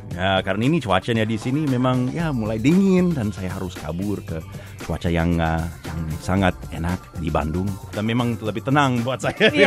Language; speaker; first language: Indonesian; non-native, fluent; English